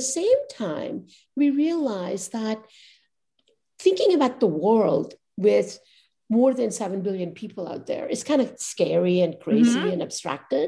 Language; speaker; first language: English; non-native, local second language; Gujarati